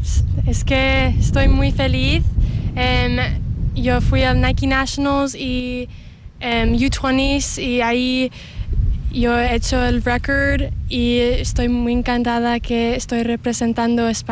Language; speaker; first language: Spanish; early bilingual, heritage; Spanish